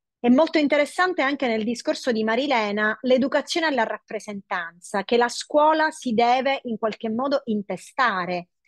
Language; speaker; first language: Italian; native; Italian